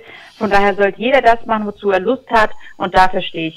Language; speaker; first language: German; native; German